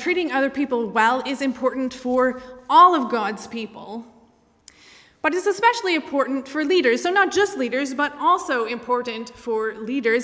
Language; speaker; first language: English; native; English